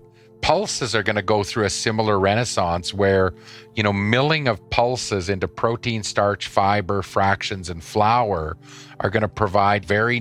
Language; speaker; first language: English; native; English